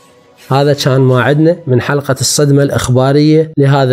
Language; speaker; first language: Arabic; native; Arabic